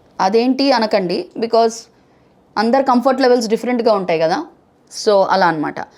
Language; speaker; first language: Telugu; non-native, fluent; Bangla